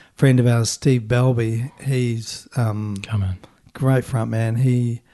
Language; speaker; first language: English; native; English